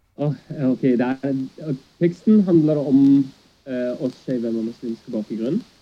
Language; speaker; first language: Norwegian; early bilingual, other home language; Arabic